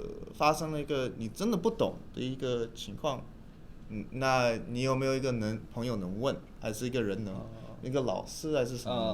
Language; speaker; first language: Chinese; early bilingual, heritage; English